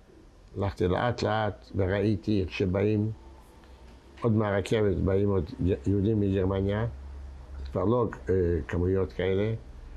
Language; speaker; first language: Hebrew; non-native, fluent; Yiddish